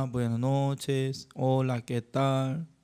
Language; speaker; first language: Spanish; non-native, learner; Korean